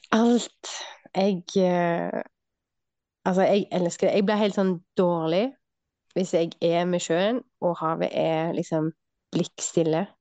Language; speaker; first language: Norwegian; native; Norwegian